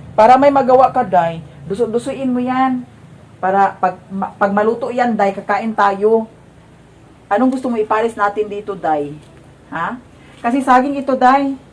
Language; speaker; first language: Filipino; non-native, local second language; Cebuano